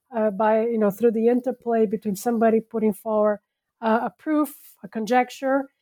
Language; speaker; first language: English; non-native, fluent; Portuguese